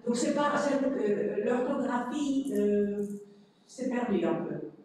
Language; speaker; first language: French; non-native, learner; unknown